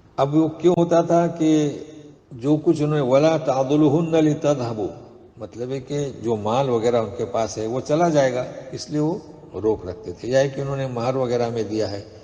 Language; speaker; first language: Urdu; non-native, local second language; Konkani